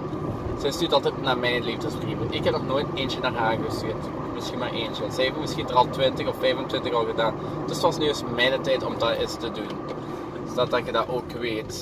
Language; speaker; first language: Dutch; native; Dutch